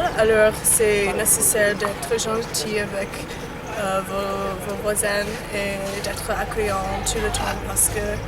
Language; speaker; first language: French; early bilingual, heritage; Chinese